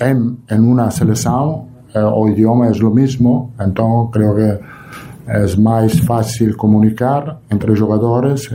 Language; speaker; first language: Spanish; non-native, fluent; Italian